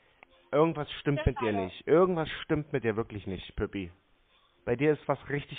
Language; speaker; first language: German; native; German